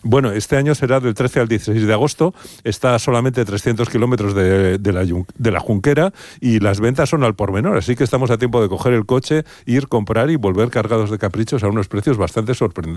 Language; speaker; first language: Spanish; native; Spanish